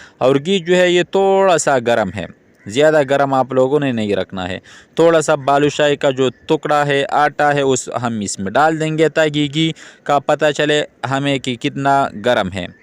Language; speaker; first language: Urdu; non-native, local second language; Pashto